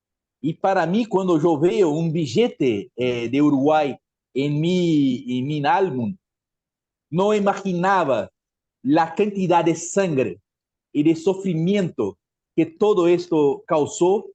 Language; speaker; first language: Spanish; non-native, fluent; Portuguese